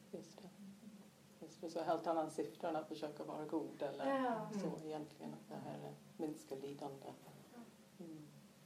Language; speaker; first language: Swedish; non-native, fluent; English